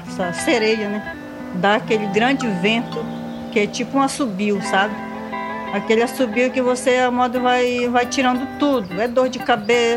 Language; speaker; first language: Portuguese; native; Portuguese